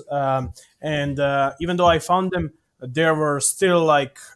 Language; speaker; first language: English; non-native, fluent; Serbian